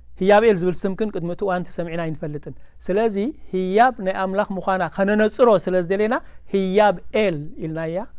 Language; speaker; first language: Tigrinya; native; Tigrinya